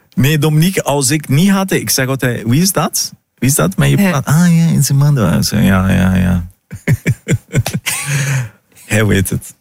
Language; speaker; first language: Dutch; non-native, learner; Portuguese